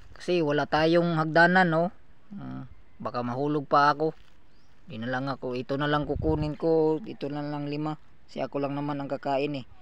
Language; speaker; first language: Filipino; non-native, local second language; Cebuano